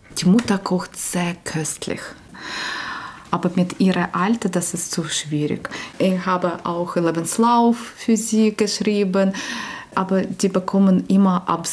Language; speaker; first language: German; non-native, learner; Ukrainian